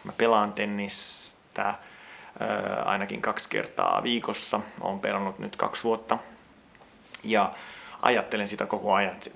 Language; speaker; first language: Finnish; non-native, fluent; Italian